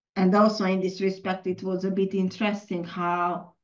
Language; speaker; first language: English; non-native, fluent; Hungarian